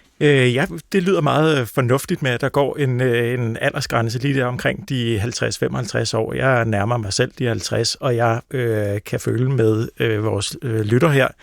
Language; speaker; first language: Danish; native; Danish